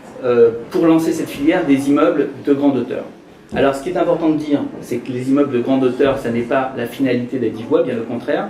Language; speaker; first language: French; native; French